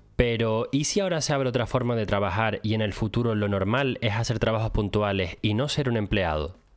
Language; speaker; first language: Spanish; native; Spanish